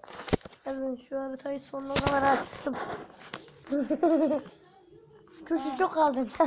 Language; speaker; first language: Turkish; native; Turkish